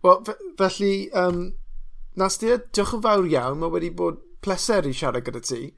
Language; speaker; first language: Welsh; non-native, local second language; English